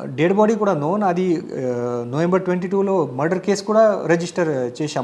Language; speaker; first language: Telugu; non-native, learner; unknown